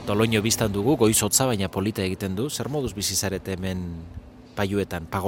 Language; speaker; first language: Basque; native; Basque